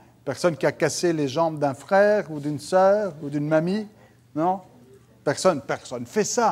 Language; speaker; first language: French; native; French